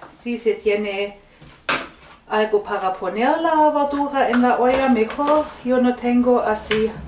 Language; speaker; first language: Spanish; non-native, fluent; Swedish